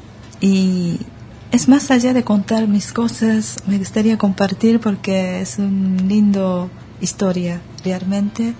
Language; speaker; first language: Spanish; early bilingual, other home language; Japanese